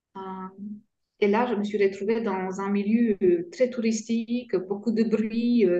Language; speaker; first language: French; non-native, fluent; Polish